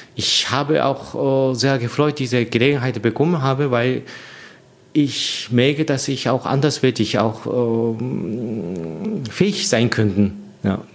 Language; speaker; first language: German; non-native, learner; Japanese